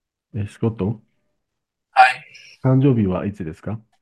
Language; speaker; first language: Japanese; non-native, fluent; Chinese